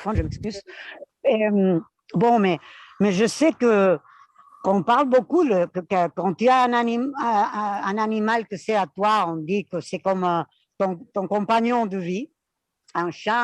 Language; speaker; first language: French; non-native, fluent; Spanish